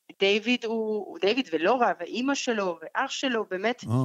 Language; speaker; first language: Hebrew; non-native, fluent; Spanish